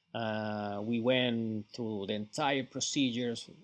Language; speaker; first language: English; non-native, fluent; Spanish